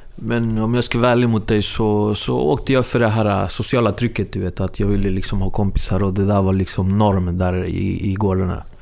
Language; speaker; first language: Swedish; early bilingual, other home language; Spanish